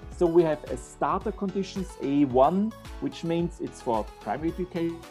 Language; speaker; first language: English; non-native, fluent; German